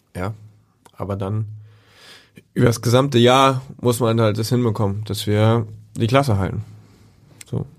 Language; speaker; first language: German; native; German